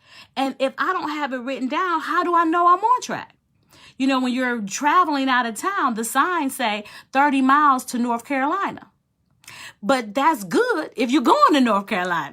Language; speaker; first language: English; native; English